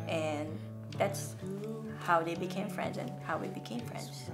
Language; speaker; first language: English; non-native, local second language; Filipino